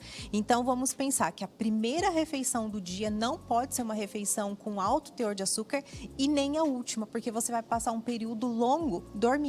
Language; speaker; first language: Portuguese; native; Portuguese